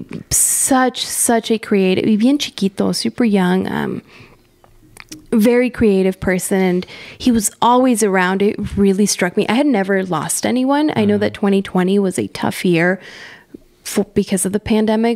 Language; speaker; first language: English; early bilingual, other home language; Spanish